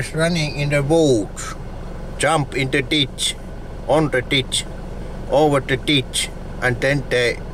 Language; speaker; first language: English; non-native, learner; Finnish